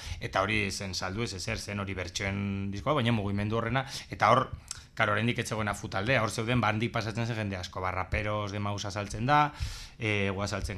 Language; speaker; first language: Basque; non-native, local second language; Spanish